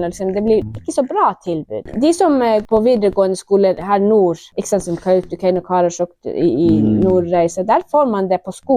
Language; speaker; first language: Norwegian; non-native, local second language; Northern Sami